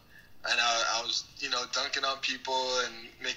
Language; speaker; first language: English; native; English